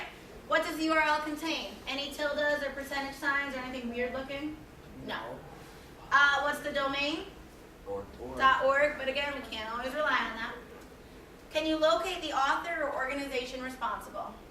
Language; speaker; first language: English; native; English